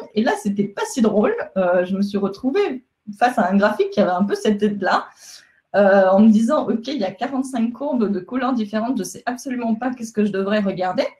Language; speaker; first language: French; non-native, fluent; Spanish